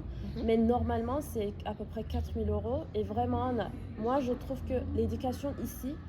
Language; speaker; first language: French; non-native, fluent; Azerbaijani